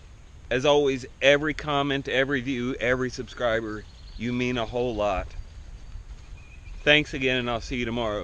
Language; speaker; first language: English; native; English